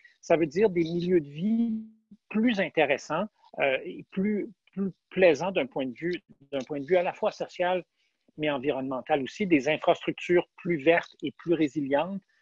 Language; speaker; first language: French; native; French